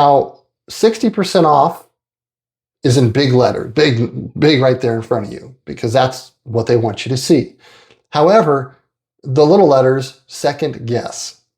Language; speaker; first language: English; native; English